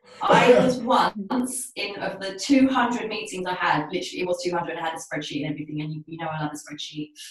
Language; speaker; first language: English; native; English